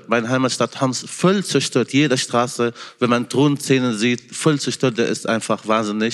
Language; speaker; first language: German; non-native, fluent; Arabic